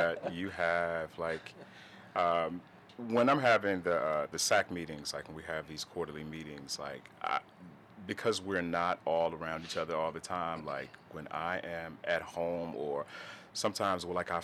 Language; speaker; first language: English; native; English